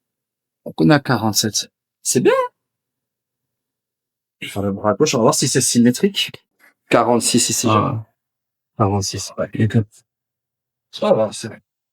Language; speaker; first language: French; native; French